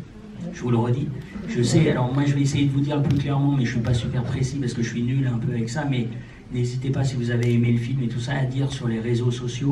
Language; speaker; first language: French; native; French